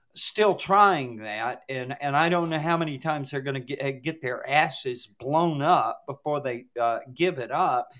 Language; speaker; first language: English; native; English